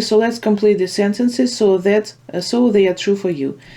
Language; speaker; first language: English; non-native, fluent; Ukrainian